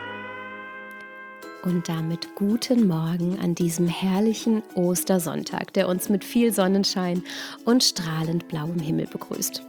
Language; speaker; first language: German; native; German